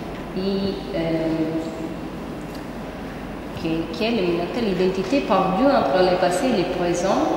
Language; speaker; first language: French; non-native, fluent; Italian